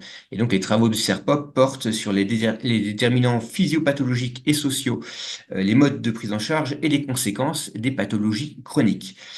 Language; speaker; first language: French; native; French